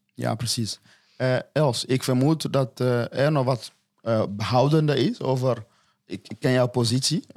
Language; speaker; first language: Dutch; non-native, fluent; Swahili